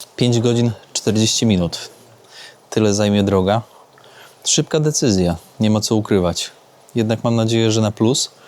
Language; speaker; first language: Polish; native; Polish